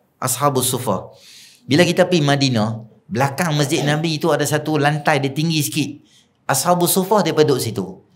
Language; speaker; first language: Malay; native; Malay